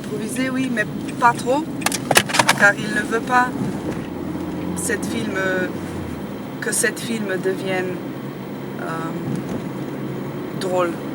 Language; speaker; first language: French; non-native, fluent; Slovenian